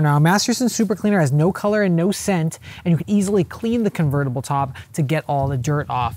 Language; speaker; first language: English; native; English